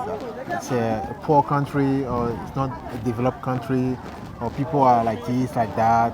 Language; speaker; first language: English; non-native, fluent; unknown